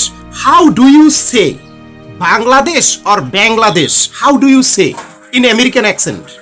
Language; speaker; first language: English; non-native, learner; Bangla